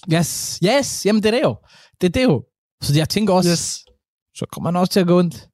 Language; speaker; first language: Danish; early bilingual, other home language; Somali